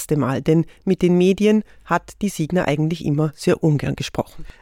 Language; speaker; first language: German; native; German